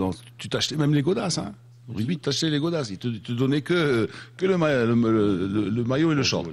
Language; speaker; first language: French; non-native, local second language; Arabic